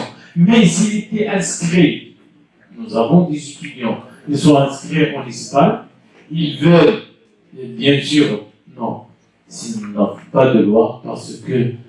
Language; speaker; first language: French; non-native, local second language; Arabic